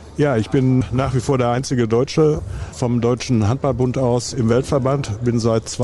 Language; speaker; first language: German; native; German